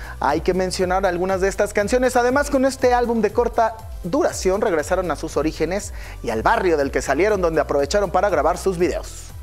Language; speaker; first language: Spanish; native; Spanish